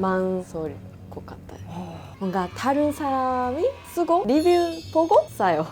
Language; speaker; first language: Korean; non-native, learner; Japanese